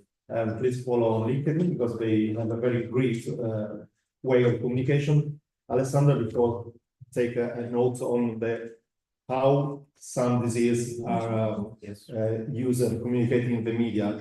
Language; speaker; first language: English; non-native, fluent; Italian